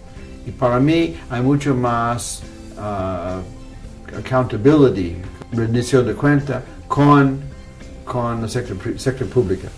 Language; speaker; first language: Spanish; non-native, fluent; English